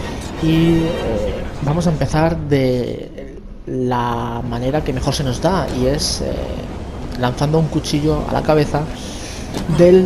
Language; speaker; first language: Spanish; native; Spanish